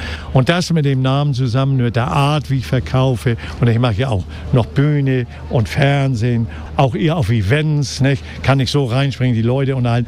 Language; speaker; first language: German; native; German